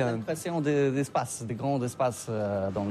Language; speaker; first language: French; non-native, learner; Polish